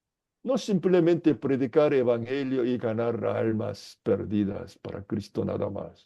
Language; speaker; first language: Spanish; non-native, fluent; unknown